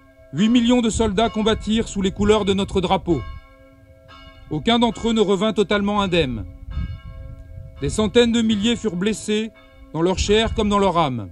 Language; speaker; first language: French; native; French